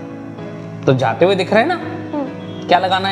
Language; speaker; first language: Hindi; native; Hindi